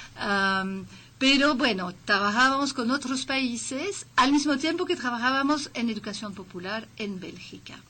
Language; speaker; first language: Spanish; non-native, fluent; French